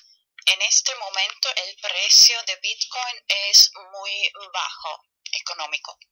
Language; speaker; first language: Spanish; non-native, fluent; German